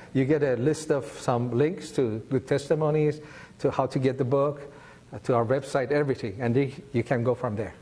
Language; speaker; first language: English; non-native, fluent; Persian